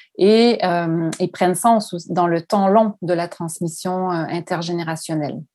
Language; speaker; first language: French; native; French